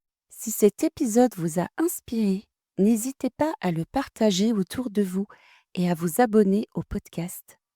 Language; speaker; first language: French; native; French